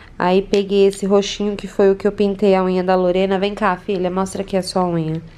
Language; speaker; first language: Portuguese; native; Portuguese